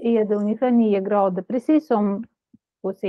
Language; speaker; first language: Swedish; non-native, fluent; Russian